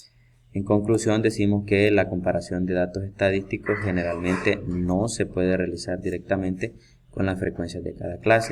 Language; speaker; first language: Spanish; native; Spanish